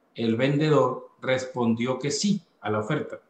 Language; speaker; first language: Spanish; native; Spanish